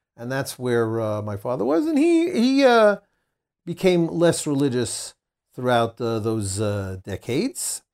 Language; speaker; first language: English; native; English